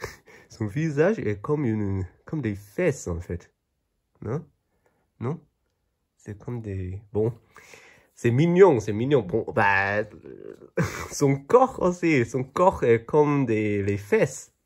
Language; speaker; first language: French; non-native, fluent; Chinese